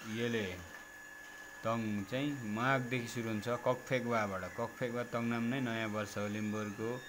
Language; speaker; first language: Nepali; non-native, local second language; Limbu